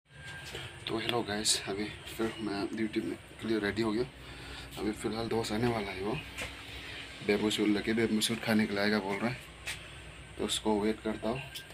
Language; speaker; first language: Hindi; non-native, local second language; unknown